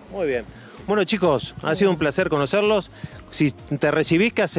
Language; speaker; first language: Spanish; native; Spanish